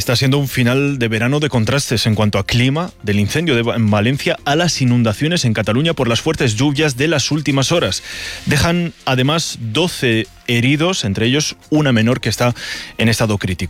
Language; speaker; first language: Spanish; native; Spanish